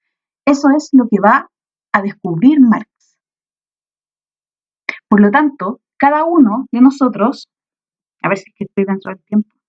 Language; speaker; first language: Spanish; native; Spanish